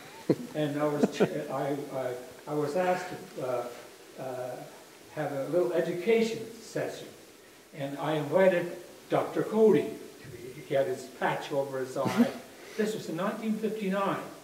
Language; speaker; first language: English; native; English